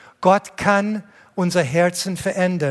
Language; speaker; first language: German; non-native, fluent; English